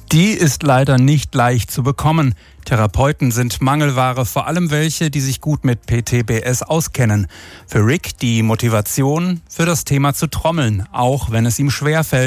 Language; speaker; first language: German; native; German